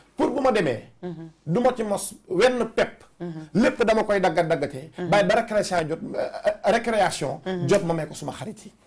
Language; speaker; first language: Wolof; native; Wolof